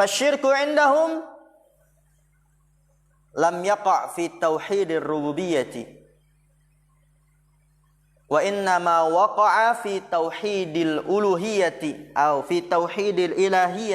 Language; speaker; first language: Arabic; non-native, fluent; Indonesian